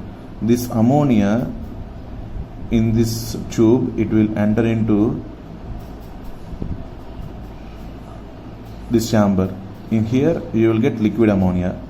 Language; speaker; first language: English; non-native, local second language; Telugu